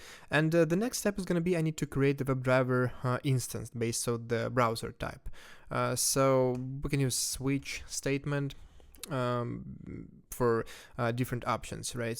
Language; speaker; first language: English; non-native, fluent; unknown